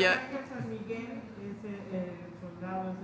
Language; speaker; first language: Spanish; native; Spanish